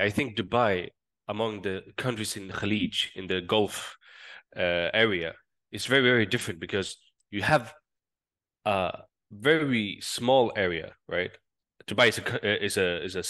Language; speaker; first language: English; non-native, fluent; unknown